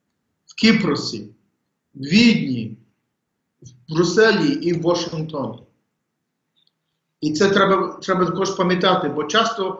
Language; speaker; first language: Ukrainian; early bilingual, heritage; English